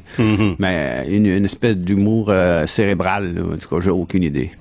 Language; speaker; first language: French; native; French